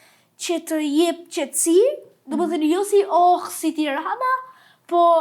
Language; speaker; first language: Albanian; early bilingual, heritage; Albanian